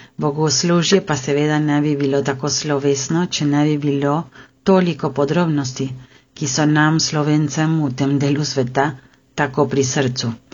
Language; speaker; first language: Slovenian; early bilingual, heritage; Slovenian